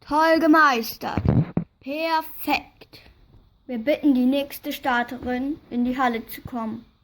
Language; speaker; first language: German; native; German